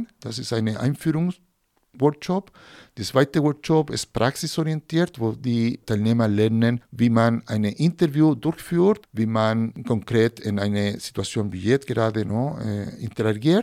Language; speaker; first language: German; non-native, fluent; Spanish